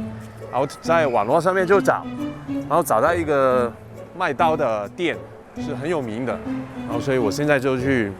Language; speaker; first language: Chinese; non-native, local second language; Cantonese